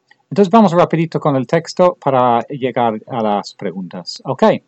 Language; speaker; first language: Spanish; non-native, fluent; English